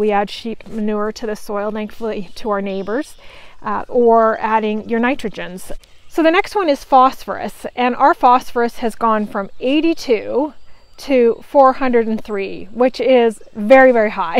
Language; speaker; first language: English; native; English